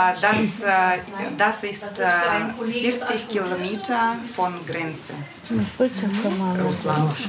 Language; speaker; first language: German; non-native, learner; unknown